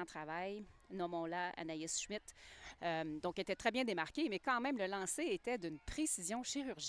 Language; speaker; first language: French; native; French